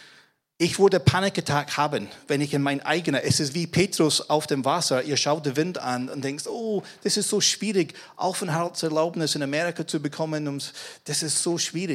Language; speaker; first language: German; non-native, fluent; English